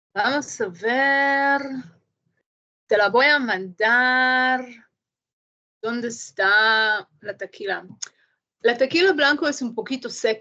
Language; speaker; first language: Spanish; non-native, learner; English